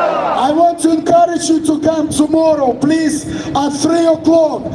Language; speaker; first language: English; non-native, fluent; Ukrainian